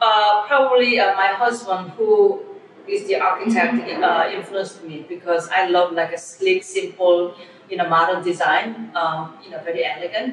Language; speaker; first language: English; non-native, fluent; Korean